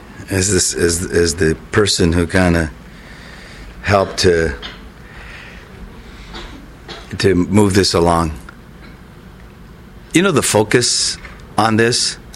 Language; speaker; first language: English; native; English